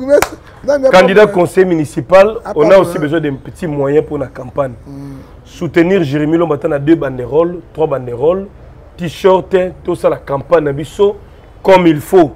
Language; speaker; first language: French; non-native, local second language; Lingala